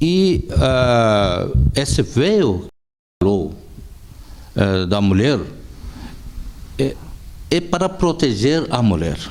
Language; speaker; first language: Portuguese; non-native, fluent; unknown